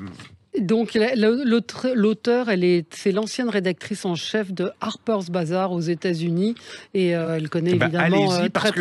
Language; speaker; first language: French; native; French